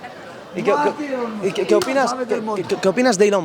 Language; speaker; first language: Spanish; native; Spanish